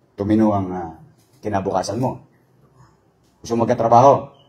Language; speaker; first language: Filipino; native; Filipino